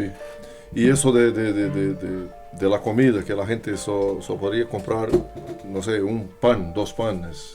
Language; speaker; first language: Spanish; non-native, learner; Portuguese